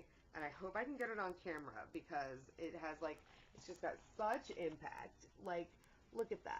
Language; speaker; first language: English; native; English